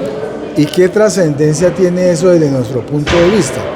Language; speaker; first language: Spanish; native; Spanish